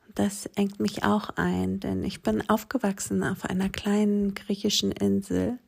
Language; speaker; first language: German; non-native, fluent; Greek